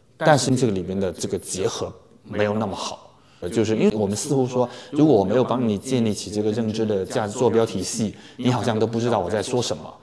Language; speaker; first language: Chinese; native; Chinese